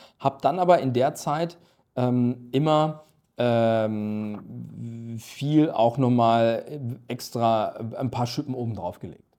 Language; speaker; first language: German; early bilingual, other home language; Turkish